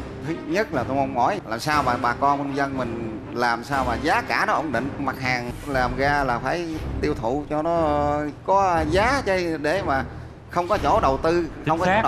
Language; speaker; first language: Vietnamese; native; Vietnamese